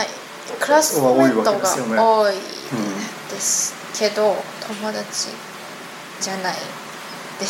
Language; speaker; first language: Japanese; non-native, learner; Chinese